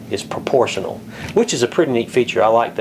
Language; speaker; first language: English; native; English